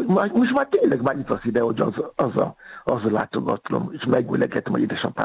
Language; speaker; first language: Hungarian; non-native, fluent; Yoruba